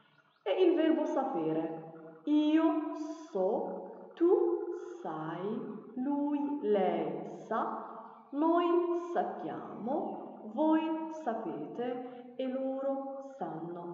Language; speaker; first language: Italian; non-native, fluent; Arabic